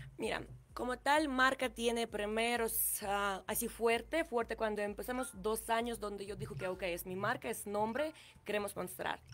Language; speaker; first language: Spanish; non-native, learner; Ukrainian